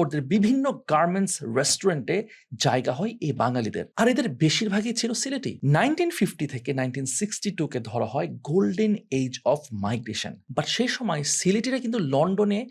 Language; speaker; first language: Bangla; non-native, local second language; Sylheti